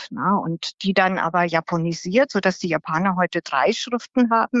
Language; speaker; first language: German; native; German